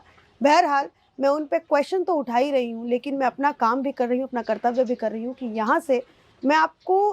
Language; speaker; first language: Hindi; native; Hindi